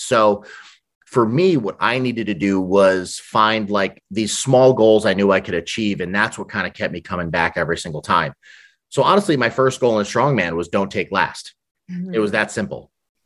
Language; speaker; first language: English; native; English